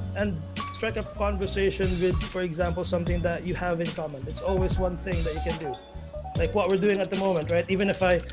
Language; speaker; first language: English; non-native, local second language; Cebuano